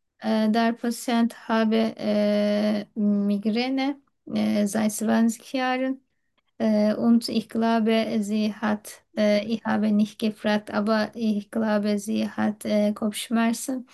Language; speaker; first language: German; non-native, learner; Turkish